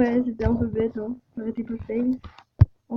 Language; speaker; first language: French; native; French